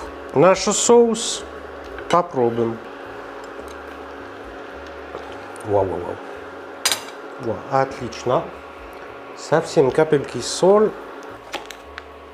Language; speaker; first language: Russian; non-native, learner; French